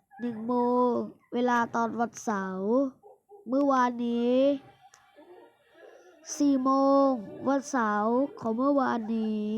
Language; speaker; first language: Thai; native; Thai